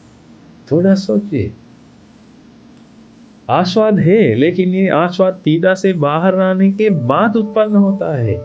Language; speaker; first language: Hindi; non-native, fluent; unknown